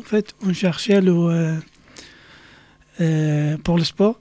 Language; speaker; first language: French; non-native, learner; Arabic